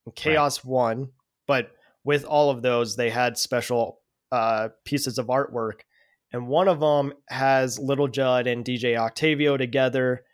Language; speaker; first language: English; native; English